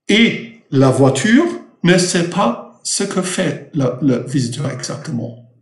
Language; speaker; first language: French; non-native, fluent; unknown